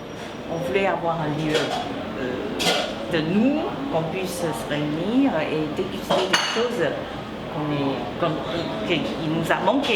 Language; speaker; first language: French; non-native, fluent; Chinese